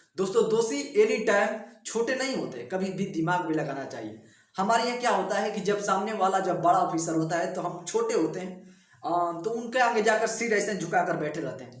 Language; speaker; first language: Hindi; native; Hindi